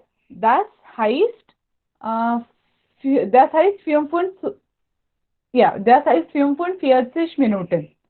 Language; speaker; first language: German; non-native, fluent; Hindi